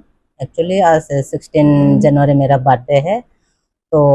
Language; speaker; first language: Hindi; non-native, local second language; Kok Borok